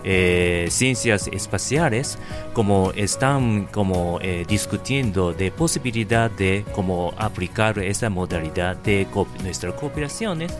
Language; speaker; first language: Spanish; non-native, learner; Japanese